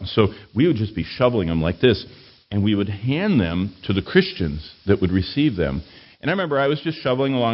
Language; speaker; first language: English; native; English